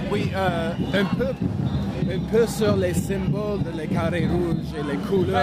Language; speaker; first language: French; non-native, learner; English